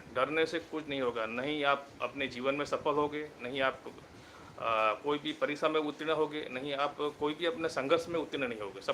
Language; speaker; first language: Hindi; non-native, local second language; Gujarati